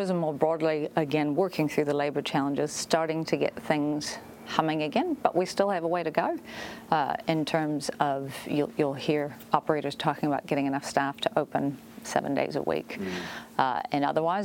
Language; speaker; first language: English; native; English